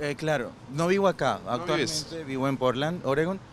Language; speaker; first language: Spanish; native; Spanish